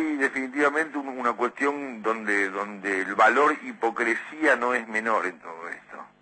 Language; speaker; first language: Spanish; native; Spanish